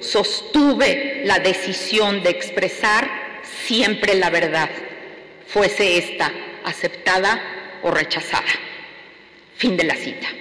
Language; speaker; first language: Spanish; native; Spanish